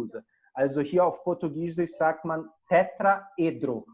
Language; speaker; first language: German; non-native, fluent; Portuguese